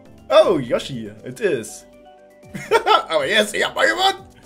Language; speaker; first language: English; non-native, fluent; German